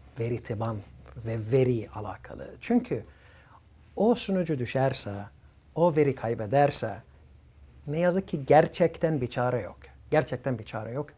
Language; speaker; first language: Turkish; early bilingual, other home language; Arabic